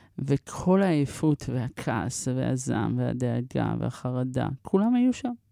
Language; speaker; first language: Hebrew; early bilingual, other home language; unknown